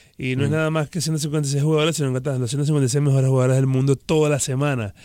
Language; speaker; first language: Spanish; native; Spanish